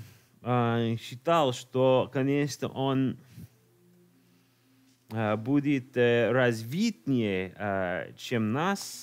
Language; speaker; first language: Russian; non-native, learner; English